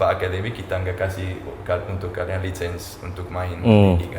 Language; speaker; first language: Indonesian; non-native, fluent; Uzbek